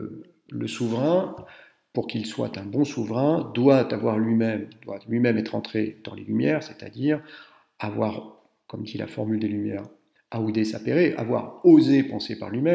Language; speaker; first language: French; native; French